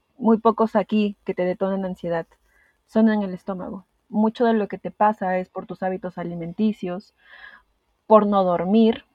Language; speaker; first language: Spanish; native; Spanish